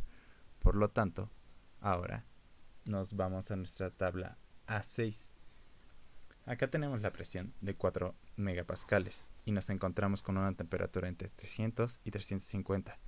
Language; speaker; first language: Spanish; native; Spanish